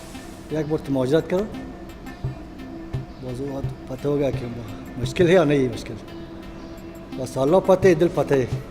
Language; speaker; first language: Hindi; non-native, learner; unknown